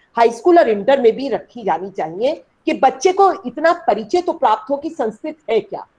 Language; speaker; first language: Hindi; native; Hindi